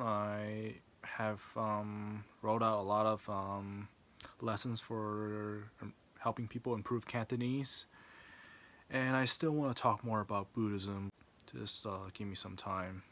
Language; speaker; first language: English; native; English